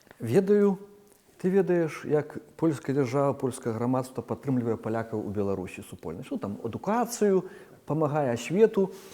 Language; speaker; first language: Belarusian; native; Belarusian